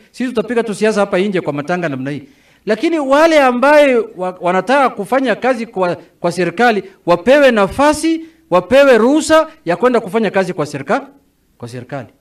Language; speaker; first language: Swahili; non-native, local second language; Somali